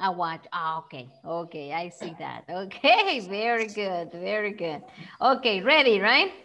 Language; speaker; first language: English; non-native, fluent; Spanish